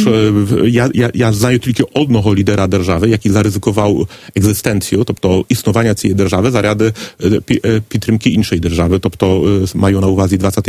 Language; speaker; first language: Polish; non-native, learner; Ukrainian